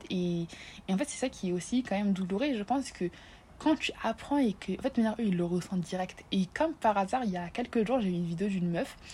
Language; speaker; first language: French; native; French